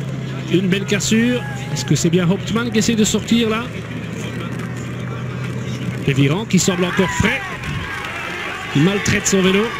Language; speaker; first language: French; native; French